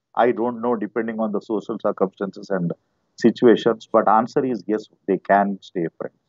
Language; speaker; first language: English; non-native, local second language; Telugu